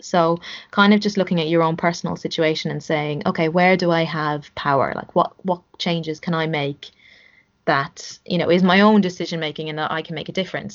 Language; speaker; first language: English; native; English